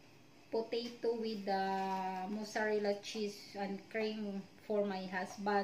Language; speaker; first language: English; non-native, local second language; Filipino